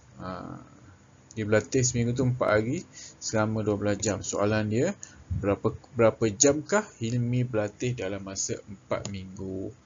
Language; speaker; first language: Malay; native; Malay